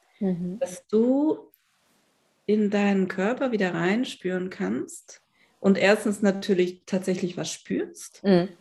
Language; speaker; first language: German; native; German